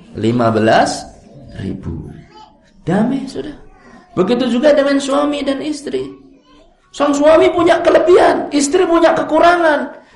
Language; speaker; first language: Indonesian; non-native, local second language; Javanese